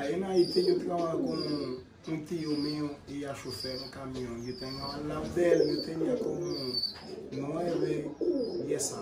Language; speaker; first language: Spanish; non-native, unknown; Haitian Creole